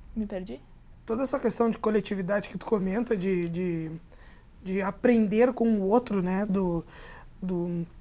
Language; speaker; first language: Portuguese; native; Portuguese